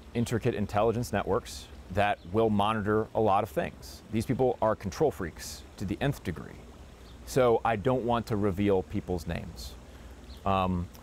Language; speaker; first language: English; native; English